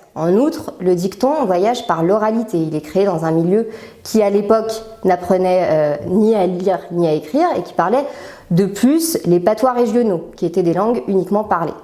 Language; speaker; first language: French; native; French